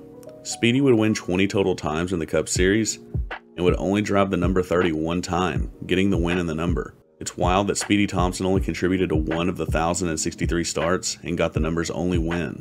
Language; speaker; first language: English; native; English